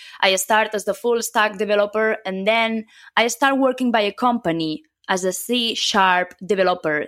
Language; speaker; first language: English; non-native, fluent; Catalan